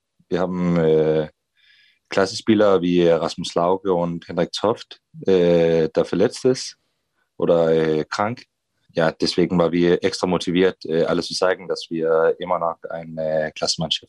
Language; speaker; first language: German; non-native, fluent; Danish